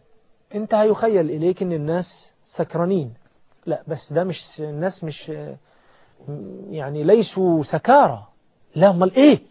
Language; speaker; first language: Arabic; native; Arabic